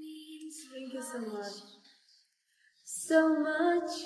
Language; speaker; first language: English; non-native, fluent; Russian